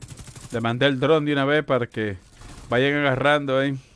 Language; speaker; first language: Spanish; native; Spanish